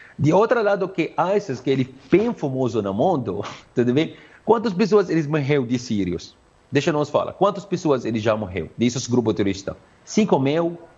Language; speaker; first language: Portuguese; non-native, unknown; Arabic